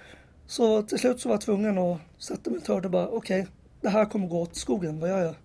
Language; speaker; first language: Swedish; native; Swedish